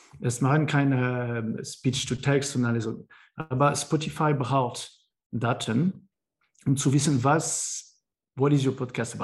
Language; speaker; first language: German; non-native, learner; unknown